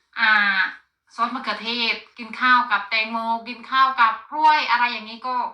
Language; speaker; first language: Thai; native; Thai